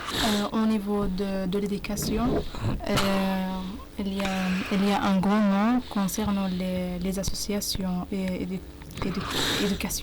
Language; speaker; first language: French; non-native, learner; Arabic